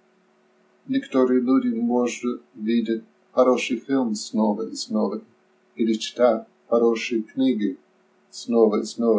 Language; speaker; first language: Russian; non-native, fluent; English